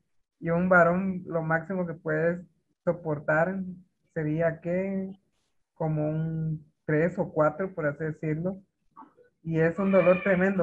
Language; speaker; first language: Spanish; native; Spanish